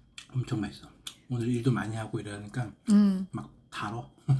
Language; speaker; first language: Korean; native; Korean